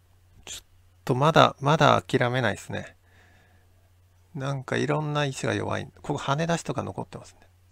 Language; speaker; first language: Japanese; native; Japanese